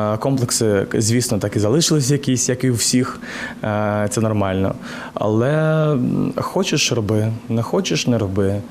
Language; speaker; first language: Ukrainian; native; Ukrainian